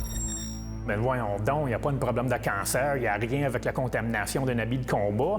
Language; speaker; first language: French; native; French